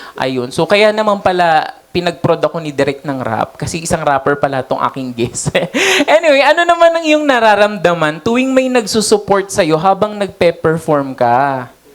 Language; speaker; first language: Filipino; native; Filipino